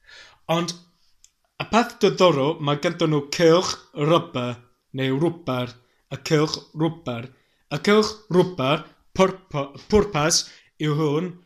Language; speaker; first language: Welsh; non-native, learner; English